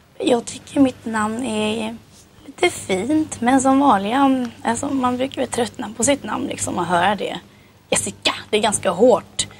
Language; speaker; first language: Swedish; native; Swedish